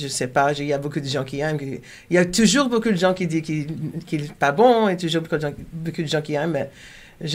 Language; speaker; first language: French; non-native, learner; Portuguese